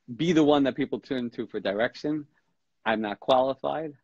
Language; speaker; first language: English; native; English